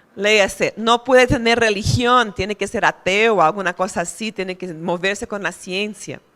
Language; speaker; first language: Spanish; non-native, fluent; Portuguese